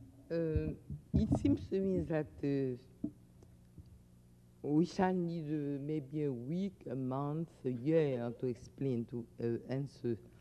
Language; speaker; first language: English; non-native, fluent; French